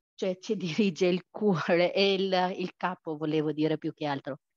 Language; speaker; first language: Italian; non-native, fluent; Albanian